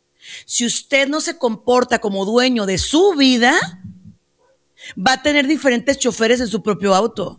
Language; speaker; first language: Spanish; native; Spanish